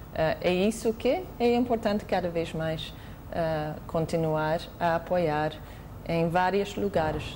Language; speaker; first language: Portuguese; non-native, fluent; English